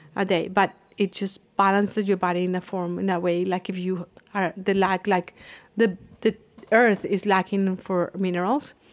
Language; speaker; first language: English; non-native, fluent; Spanish